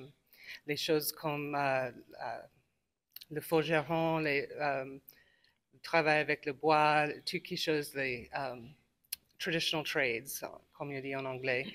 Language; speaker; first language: French; non-native, local second language; English